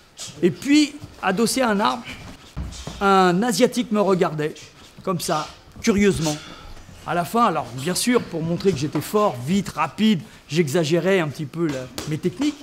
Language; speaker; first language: French; native; French